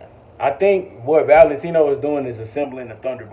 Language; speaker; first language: English; native; English